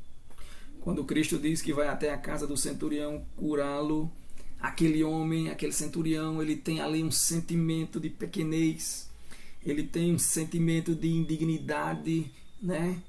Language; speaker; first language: Portuguese; native; Portuguese